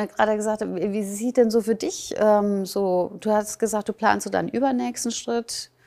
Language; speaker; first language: German; native; German